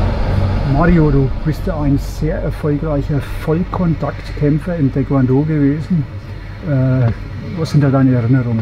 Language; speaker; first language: German; native; German